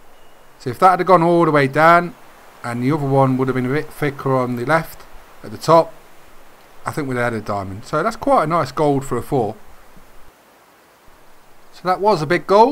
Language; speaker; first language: English; native; English